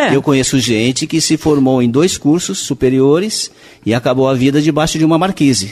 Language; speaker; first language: Portuguese; native; Portuguese